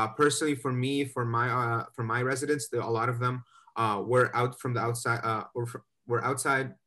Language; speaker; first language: English; native; English